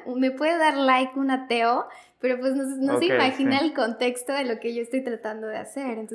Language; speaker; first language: Spanish; native; Spanish